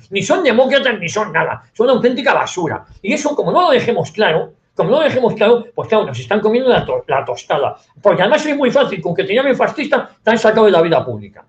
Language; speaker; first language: Spanish; native; Spanish